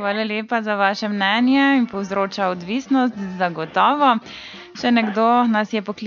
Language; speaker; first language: Slovenian; native; Slovenian